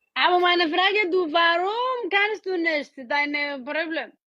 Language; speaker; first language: German; non-native, learner; Oromo